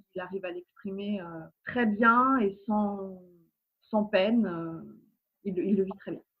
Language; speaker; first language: French; native; French